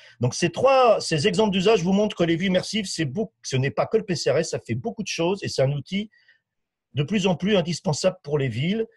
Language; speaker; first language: French; native; French